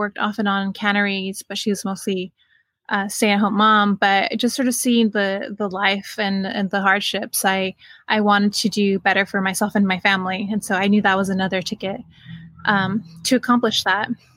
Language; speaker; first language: English; native; English